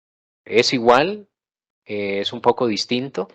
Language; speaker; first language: Spanish; native; Spanish